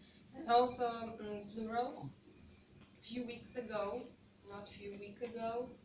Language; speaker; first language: English; non-native, fluent; Russian